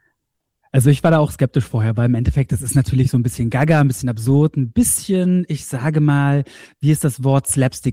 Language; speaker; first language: German; native; German